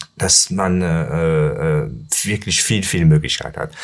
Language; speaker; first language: German; non-native, learner; French